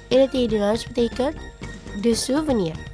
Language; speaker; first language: Dutch; non-native, learner; Indonesian